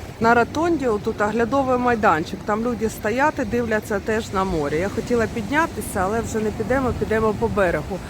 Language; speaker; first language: Ukrainian; native; Ukrainian